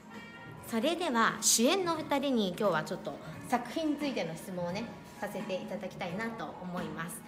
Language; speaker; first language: Japanese; native; Japanese